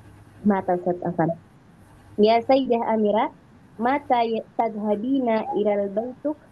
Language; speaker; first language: Arabic; non-native, learner; Indonesian